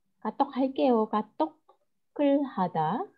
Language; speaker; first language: Korean; non-native, fluent; Indonesian